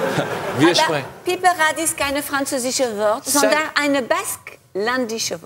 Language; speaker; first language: German; non-native, fluent; French